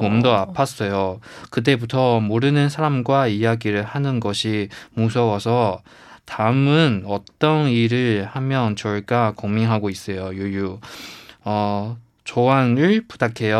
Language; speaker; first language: Korean; non-native, learner; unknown